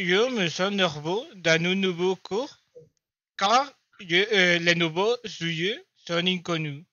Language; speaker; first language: French; non-native, learner; Spanish